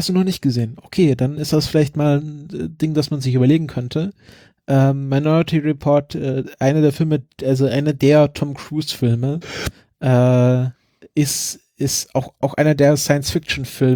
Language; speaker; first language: German; native; German